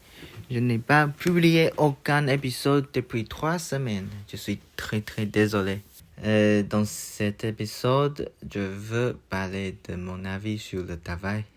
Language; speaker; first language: French; non-native, learner; Chinese